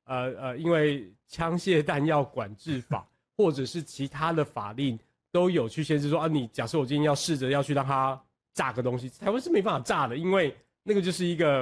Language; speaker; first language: Chinese; native; Chinese